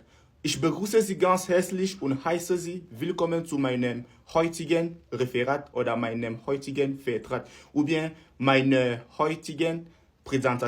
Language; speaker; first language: German; non-native, fluent; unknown